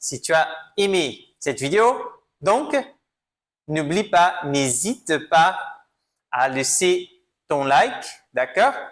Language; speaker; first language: French; non-native, fluent; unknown